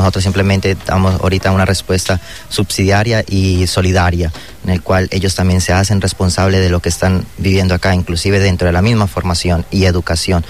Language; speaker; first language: Spanish; native; Spanish